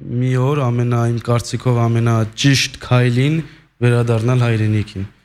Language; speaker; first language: Armenian; early bilingual, heritage; Armenian